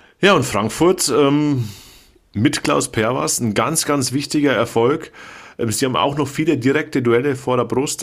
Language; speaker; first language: German; native; German